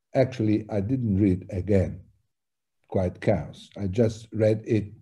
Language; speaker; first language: English; non-native, fluent; Italian